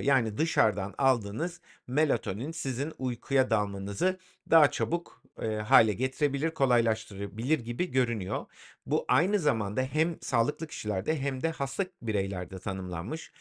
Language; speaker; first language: Turkish; native; Turkish